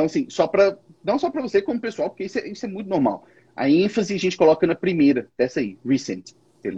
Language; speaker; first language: Portuguese; native; Portuguese